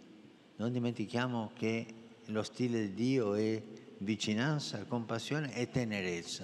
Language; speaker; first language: Italian; non-native, fluent; Spanish